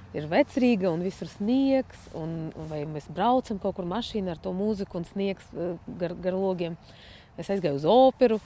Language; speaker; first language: Latvian; non-native, fluent; Russian